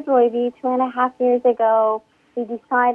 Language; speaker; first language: English; non-native, fluent; Persian